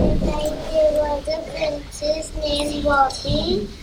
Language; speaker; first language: English; non-native, learner; Hindi